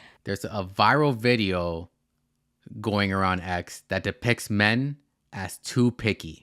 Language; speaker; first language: English; native; English